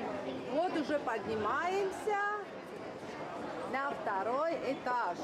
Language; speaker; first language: Russian; native; Russian